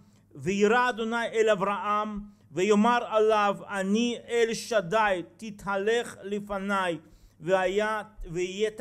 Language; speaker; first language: Hebrew; non-native, fluent; Russian